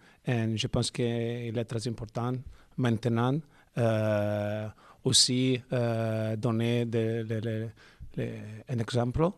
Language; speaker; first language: French; non-native, learner; Italian